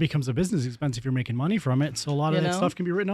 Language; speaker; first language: English; native; English